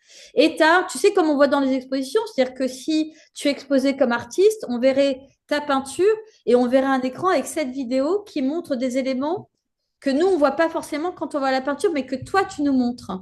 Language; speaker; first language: French; native; French